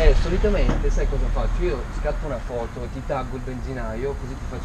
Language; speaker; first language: Italian; native; Italian